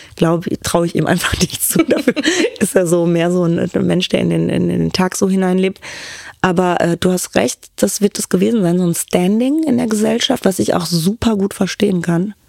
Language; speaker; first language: German; early bilingual, other home language; Turkish